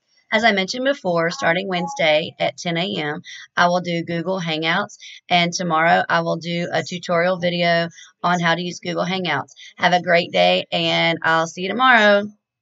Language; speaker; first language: English; native; English